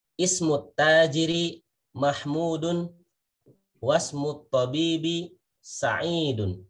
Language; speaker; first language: Arabic; non-native, fluent; Indonesian